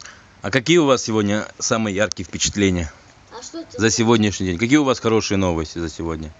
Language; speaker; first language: Russian; native; Russian